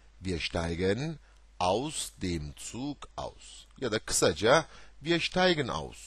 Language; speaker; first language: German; non-native, fluent; Turkish